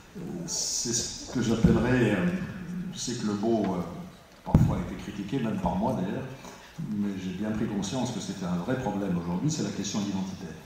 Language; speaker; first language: French; native; French